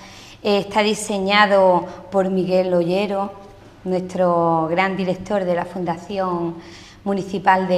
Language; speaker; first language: Spanish; native; Spanish